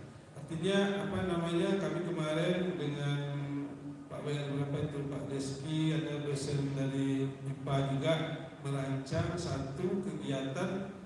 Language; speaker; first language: Indonesian; native; Indonesian